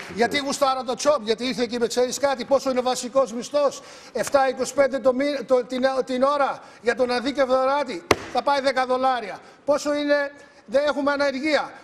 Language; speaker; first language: Greek; early bilingual, heritage; Greek